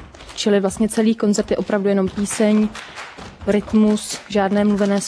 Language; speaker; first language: Czech; native; Czech